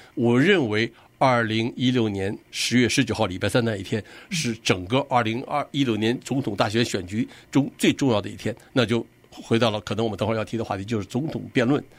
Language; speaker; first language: Chinese; native; Chinese